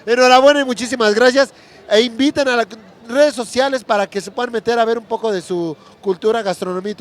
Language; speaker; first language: Spanish; native; Spanish